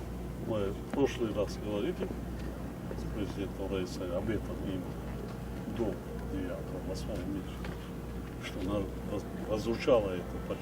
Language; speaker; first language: Russian; non-native, local second language; Tajik